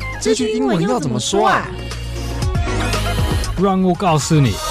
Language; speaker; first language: Chinese; non-native, fluent; English